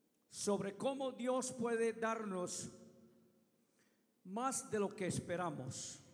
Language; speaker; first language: Spanish; native; Spanish